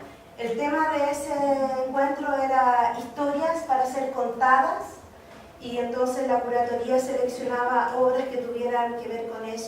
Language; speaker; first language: Spanish; native; Spanish